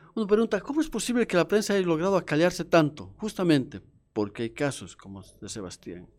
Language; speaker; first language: Spanish; native; Spanish